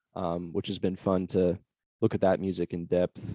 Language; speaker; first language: English; native; English